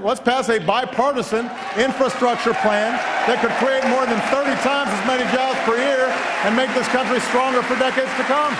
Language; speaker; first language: English; native; English